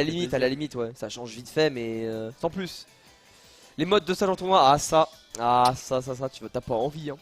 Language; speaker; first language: French; native; French